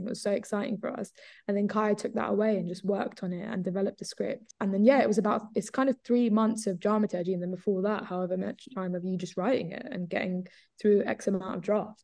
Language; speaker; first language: English; native; English